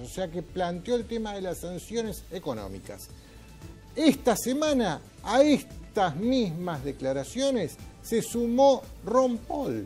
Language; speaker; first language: Spanish; native; Spanish